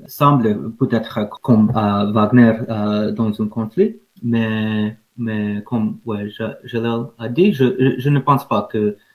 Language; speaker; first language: French; non-native, learner; English